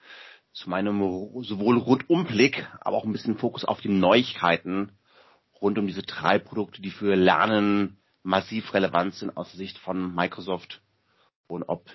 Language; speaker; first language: German; native; German